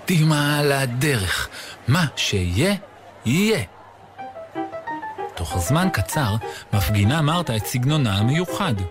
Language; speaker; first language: Hebrew; native; Hebrew